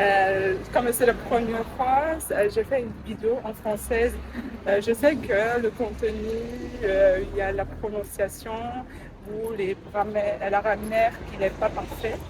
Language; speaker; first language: French; non-native, learner; Vietnamese